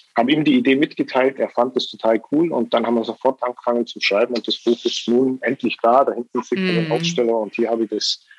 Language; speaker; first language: German; native; German